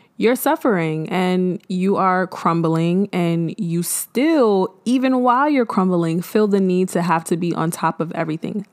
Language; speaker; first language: English; early bilingual, other home language; Haitian Creole